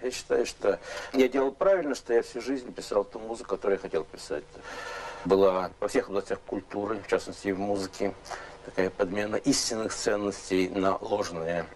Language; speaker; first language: Russian; native; Russian